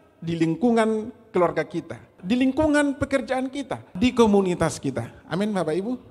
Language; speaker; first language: Indonesian; native; Indonesian